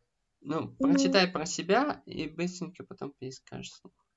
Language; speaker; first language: Russian; native; Russian